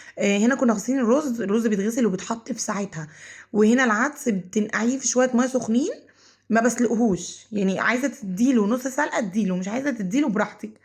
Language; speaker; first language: Egyptian Arabic; native; Egyptian Arabic